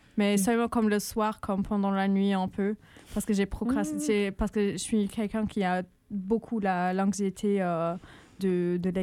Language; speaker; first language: French; non-native, fluent; German